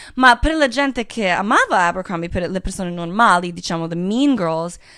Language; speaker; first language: Italian; native; Italian